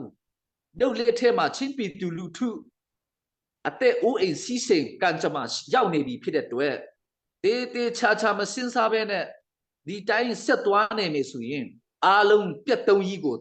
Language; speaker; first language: Burmese; non-native, local second language; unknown